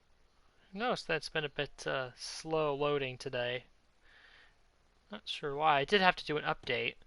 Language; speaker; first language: English; native; English